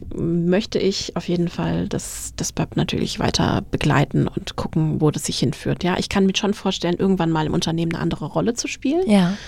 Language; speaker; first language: German; native; German